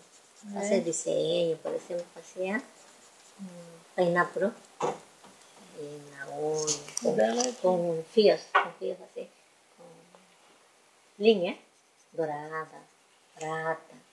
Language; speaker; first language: Spanish; non-native, learner; Portuguese